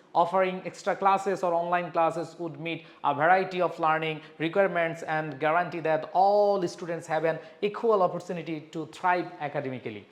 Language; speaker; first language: English; non-native, local second language; Bangla